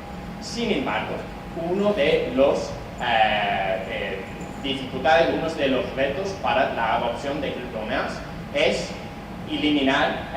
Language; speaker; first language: Spanish; non-native, fluent; English